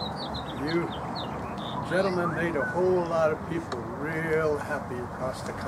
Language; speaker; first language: English; non-native, local second language; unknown